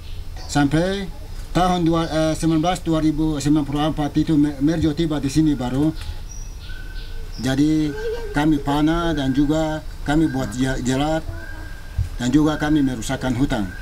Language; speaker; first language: Indonesian; non-native, local second language; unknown